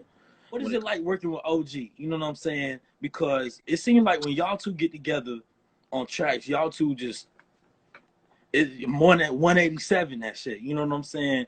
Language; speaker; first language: English; native; English